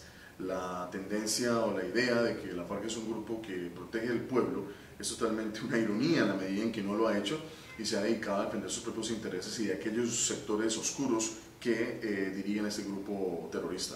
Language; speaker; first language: Spanish; native; Spanish